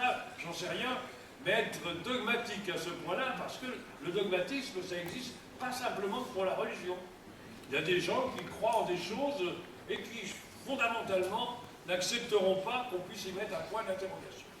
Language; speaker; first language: French; native; French